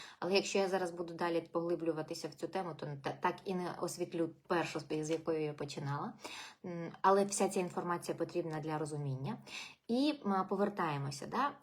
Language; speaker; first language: Ukrainian; non-native, local second language; Russian